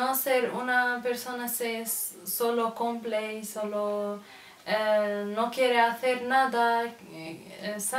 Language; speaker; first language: Spanish; non-native, learner; Arabic